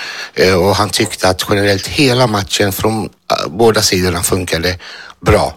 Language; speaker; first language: Swedish; non-native, fluent; Greek